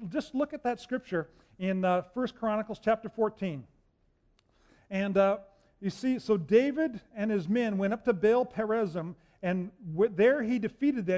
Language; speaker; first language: English; native; English